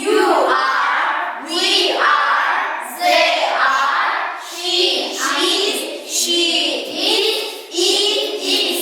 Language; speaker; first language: English; non-native, learner; Kazakh